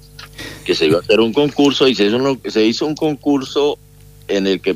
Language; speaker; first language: Spanish; native; Spanish